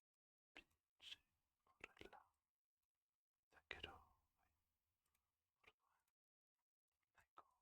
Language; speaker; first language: Basque; non-native, learner; French